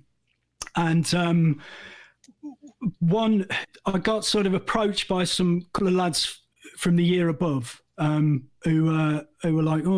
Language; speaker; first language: English; native; English